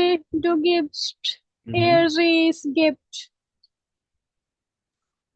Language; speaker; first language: German; non-native, learner; Hindi